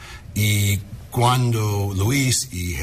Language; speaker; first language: Spanish; non-native, learner; English